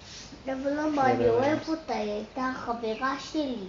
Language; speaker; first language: Hebrew; early bilingual, other home language; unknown